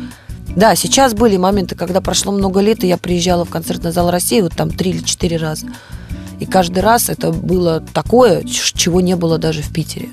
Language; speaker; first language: Russian; native; Russian